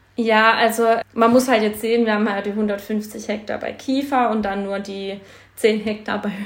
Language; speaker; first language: German; native; German